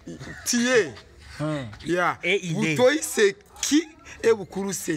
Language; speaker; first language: French; non-native, local second language; Rundi